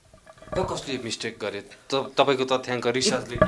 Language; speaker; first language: Nepali; native; Nepali